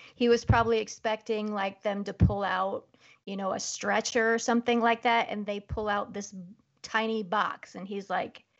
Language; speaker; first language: English; native; English